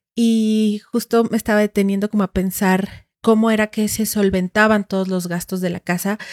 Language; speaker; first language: Spanish; native; Spanish